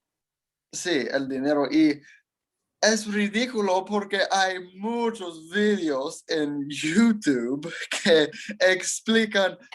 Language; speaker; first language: Spanish; non-native, learner; English